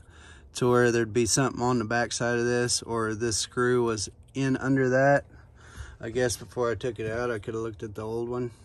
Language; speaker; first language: English; native; English